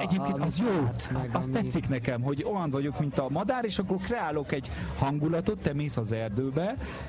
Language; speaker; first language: Hungarian; early bilingual, heritage; French